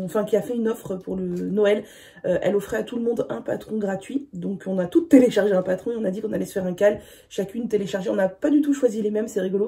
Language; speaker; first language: French; native; French